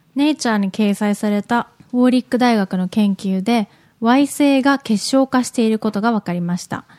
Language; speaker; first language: Japanese; native; Japanese